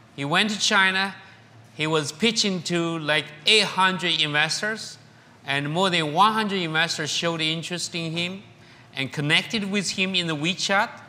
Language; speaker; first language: English; non-native, fluent; Chinese